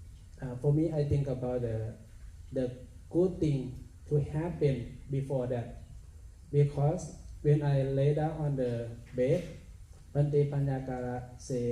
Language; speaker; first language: English; non-native, learner; Thai